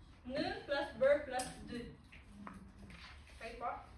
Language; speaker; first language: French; non-native, learner; Filipino